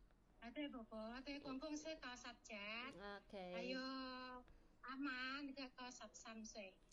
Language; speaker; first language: Chinese; non-native, learner; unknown